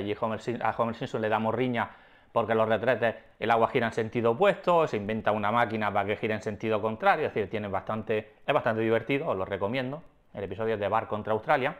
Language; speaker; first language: Spanish; native; Spanish